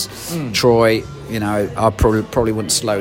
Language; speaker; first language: English; native; English